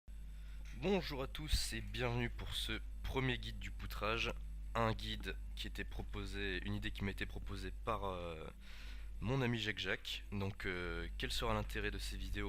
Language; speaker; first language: French; native; French